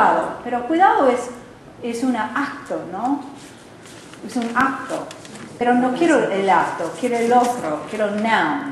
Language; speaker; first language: Spanish; non-native, learner; English